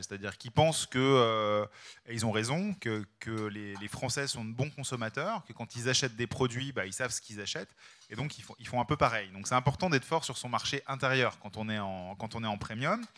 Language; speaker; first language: French; native; French